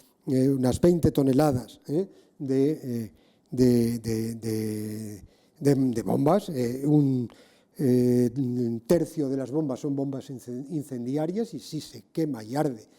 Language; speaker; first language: Spanish; native; Spanish